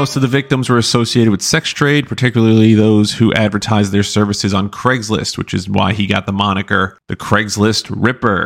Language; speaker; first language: English; native; English